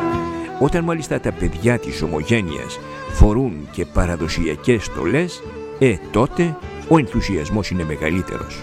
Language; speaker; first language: Greek; native; Greek